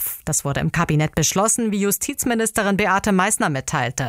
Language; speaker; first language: German; native; German